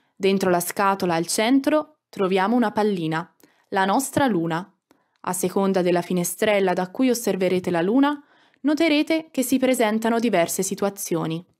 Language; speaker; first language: Italian; native; Italian